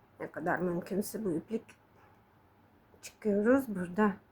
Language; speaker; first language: Turkish; non-native, fluent; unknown